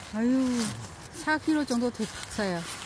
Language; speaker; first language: Korean; non-native, learner; Vietnamese